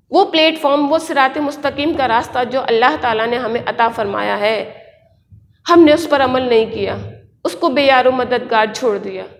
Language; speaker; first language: Urdu; native; Urdu